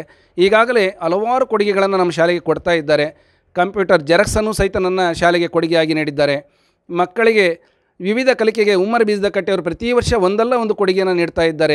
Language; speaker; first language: Kannada; native; Kannada